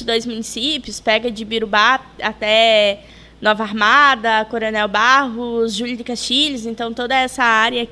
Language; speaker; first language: Portuguese; native; Portuguese